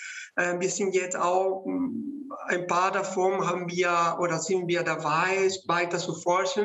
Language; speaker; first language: German; non-native, fluent; Spanish